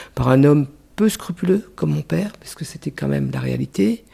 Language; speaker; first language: French; non-native, local second language; Réunion Creole French